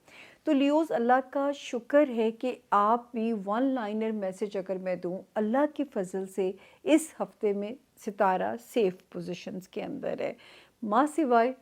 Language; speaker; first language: Urdu; native; Urdu